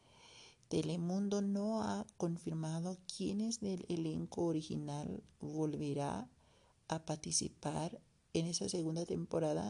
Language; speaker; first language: Spanish; non-native, learner; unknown